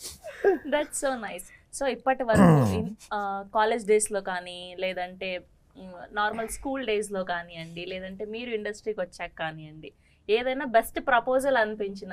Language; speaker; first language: Telugu; native; Telugu